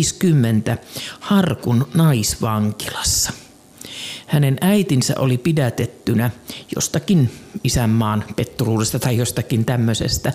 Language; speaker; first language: Finnish; native; Finnish